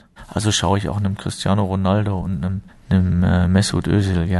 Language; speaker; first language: German; native; German